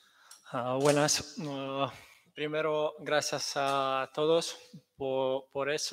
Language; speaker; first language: Spanish; non-native, fluent; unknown